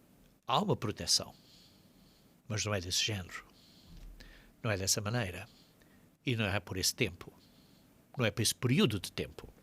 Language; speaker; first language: Portuguese; native; Portuguese